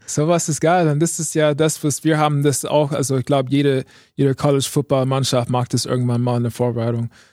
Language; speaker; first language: German; non-native, fluent; English